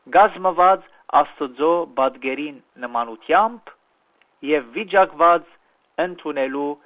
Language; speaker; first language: Armenian; early bilingual, heritage; Armenian